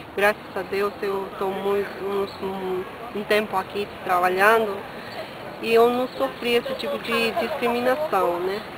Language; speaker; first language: Portuguese; non-native, fluent; Spanish